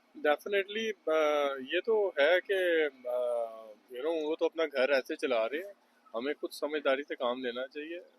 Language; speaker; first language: Urdu; non-native, local second language; Punjabi